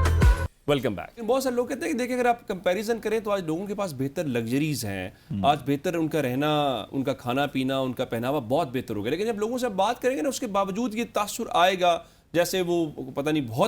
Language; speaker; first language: Urdu; native; Urdu